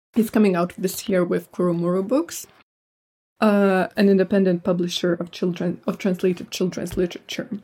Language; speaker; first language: English; non-native, fluent; Lithuanian